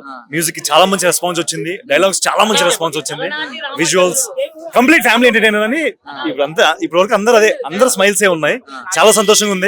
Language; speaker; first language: Telugu; native; Telugu